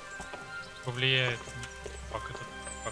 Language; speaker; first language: Russian; native; Russian